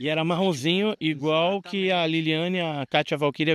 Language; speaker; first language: Portuguese; native; Portuguese